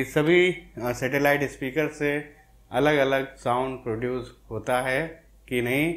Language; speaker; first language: Hindi; native; Hindi